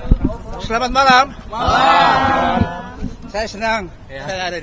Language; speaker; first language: Indonesian; early bilingual, heritage; Indonesian